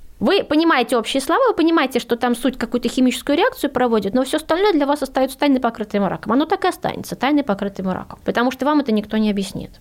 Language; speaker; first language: Russian; early bilingual, heritage; Russian